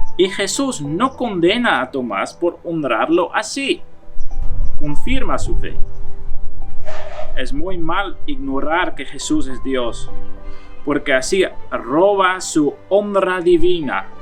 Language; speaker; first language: Spanish; non-native, fluent; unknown